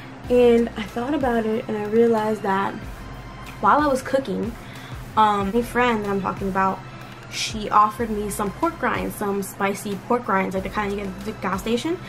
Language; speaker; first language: English; early bilingual, other home language; Spanish